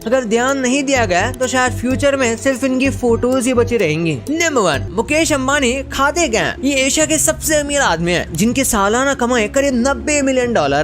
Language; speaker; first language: Hindi; native; Hindi